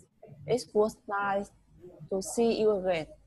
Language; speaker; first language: English; non-native, learner; Vietnamese